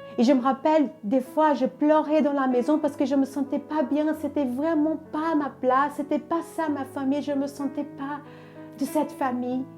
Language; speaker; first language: French; non-native, fluent; Portuguese